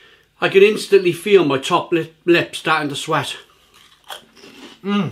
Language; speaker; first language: English; native; English